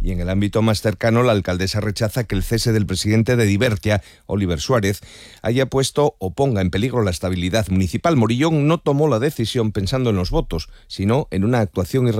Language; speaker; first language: Spanish; native; Spanish